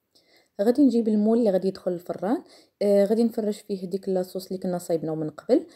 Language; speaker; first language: Arabic; native; Arabic